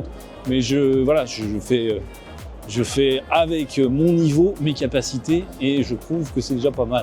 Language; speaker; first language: French; native; French